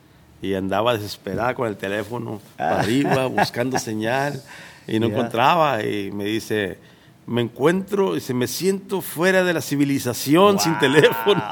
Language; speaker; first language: Spanish; native; Spanish